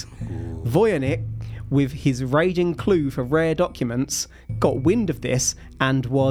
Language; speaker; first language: English; native; English